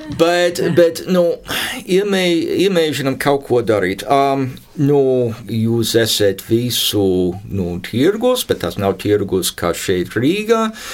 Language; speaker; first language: Latvian; non-native, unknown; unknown